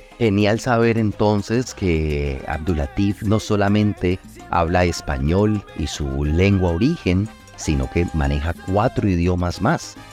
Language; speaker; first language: Spanish; native; Spanish